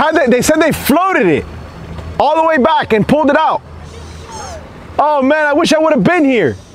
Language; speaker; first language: English; early bilingual, other home language; Spanish